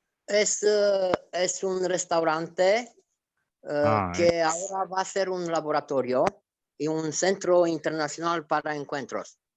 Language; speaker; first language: Spanish; non-native, fluent; Romanian